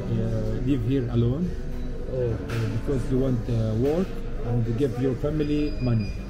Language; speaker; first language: English; non-native, learner; Arabic